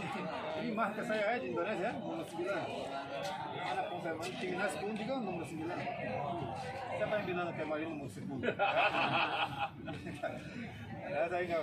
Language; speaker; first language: Indonesian; non-native, fluent; Portuguese